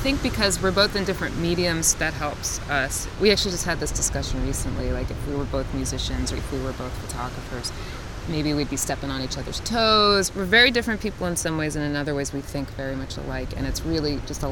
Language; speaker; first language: English; native; English